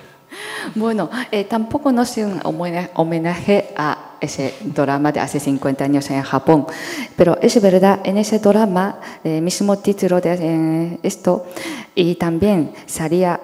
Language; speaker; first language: Spanish; non-native, fluent; Japanese